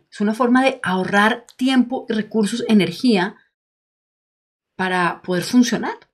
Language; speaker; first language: Spanish; native; Spanish